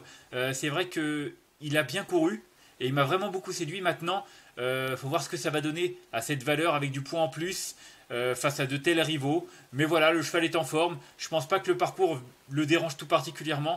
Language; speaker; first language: French; native; French